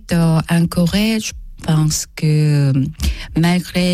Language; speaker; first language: French; non-native, learner; Korean